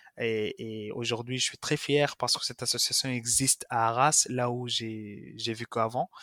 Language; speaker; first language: French; non-native, fluent; Arabic